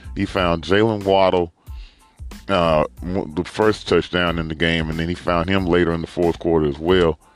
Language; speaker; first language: English; native; English